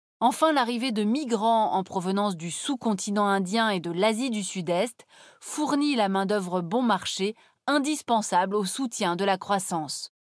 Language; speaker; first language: French; native; French